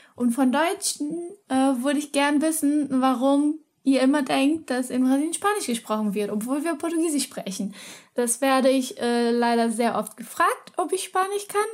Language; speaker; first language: German; non-native, fluent; Portuguese